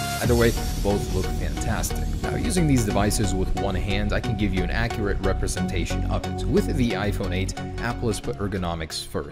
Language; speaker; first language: English; native; English